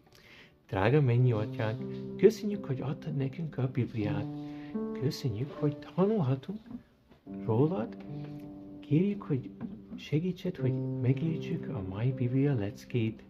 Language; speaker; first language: Hungarian; early bilingual, heritage; Hungarian